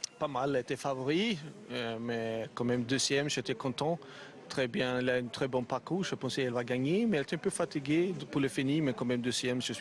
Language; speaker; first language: French; non-native, learner; Swedish